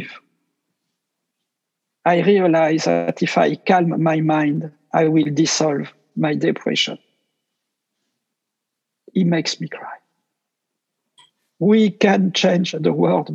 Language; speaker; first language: English; non-native, fluent; French